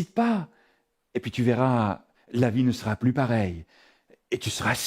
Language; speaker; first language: French; native; French